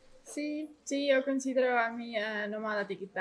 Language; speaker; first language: Spanish; non-native, learner; Estonian